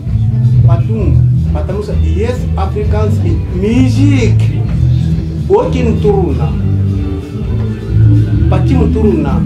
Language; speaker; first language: Russian; non-native, learner; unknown